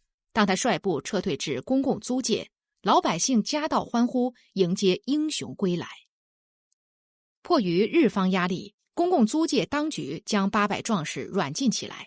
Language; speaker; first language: Chinese; native; Chinese